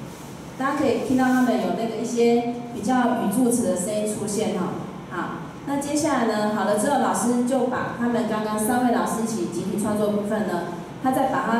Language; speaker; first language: Chinese; native; Chinese